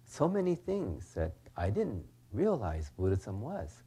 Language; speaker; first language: English; native; English